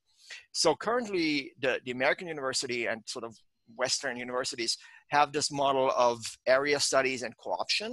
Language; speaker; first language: English; non-native, fluent; German